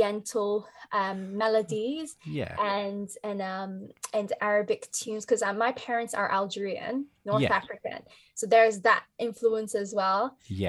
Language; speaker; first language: English; native; English